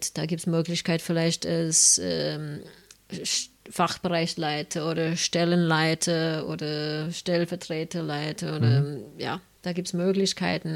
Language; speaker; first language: German; non-native, fluent; English